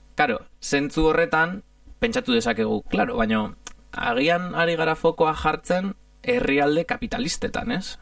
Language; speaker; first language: Basque; non-native, fluent; Italian